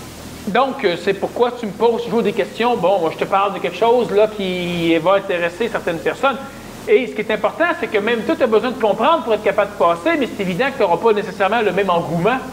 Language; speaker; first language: French; native; French